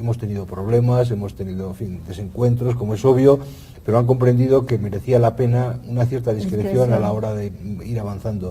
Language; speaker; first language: Spanish; native; Spanish